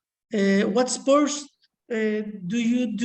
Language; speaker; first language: English; non-native, learner; Spanish